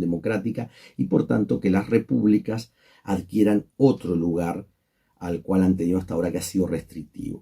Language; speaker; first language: Spanish; native; Spanish